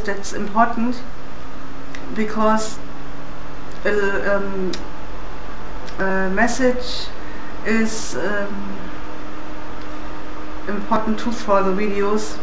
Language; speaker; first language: English; non-native, learner; German